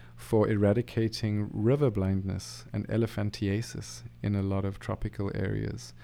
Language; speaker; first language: English; native; English